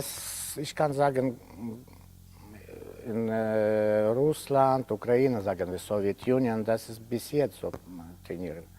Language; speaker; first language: German; non-native, learner; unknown